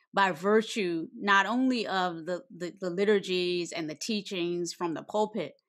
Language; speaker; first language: English; native; English